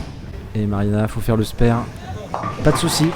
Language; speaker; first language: French; native; French